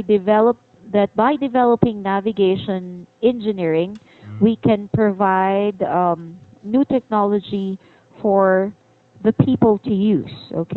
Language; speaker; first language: English; non-native, fluent; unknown